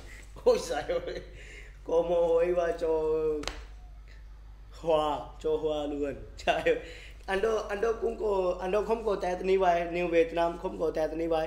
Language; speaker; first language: Vietnamese; non-native, learner; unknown